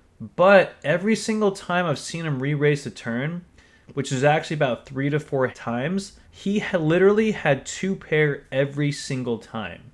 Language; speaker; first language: English; native; English